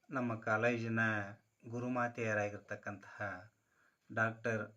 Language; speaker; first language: Kannada; native; Kannada